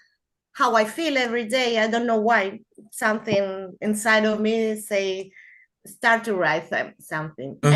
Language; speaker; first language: English; non-native, learner; Spanish